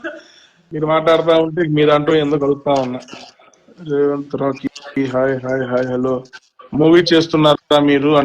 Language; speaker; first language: Telugu; native; Telugu